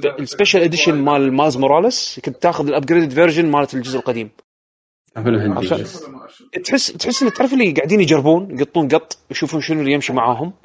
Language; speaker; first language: Arabic; native; Arabic